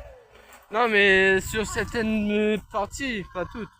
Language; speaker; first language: French; native; French